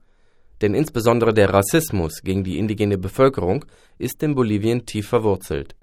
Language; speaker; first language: German; native; German